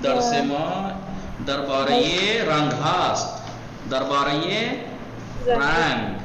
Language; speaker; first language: Persian; non-native, fluent; Urdu